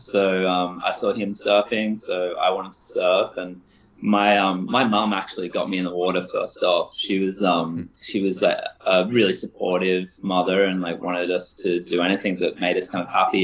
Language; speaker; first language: English; native; English